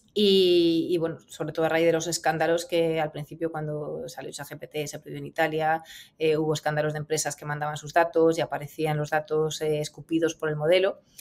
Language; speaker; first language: Spanish; native; Spanish